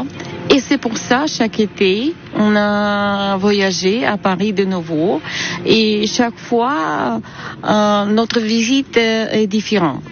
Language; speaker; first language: French; non-native, fluent; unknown